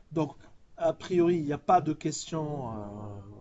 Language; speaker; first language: French; non-native, local second language; Arabic